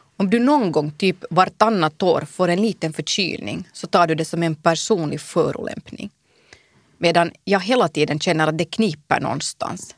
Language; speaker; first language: Swedish; native; Swedish